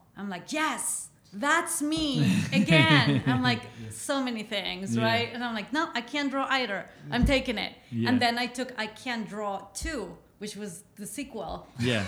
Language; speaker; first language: English; non-native, fluent; Spanish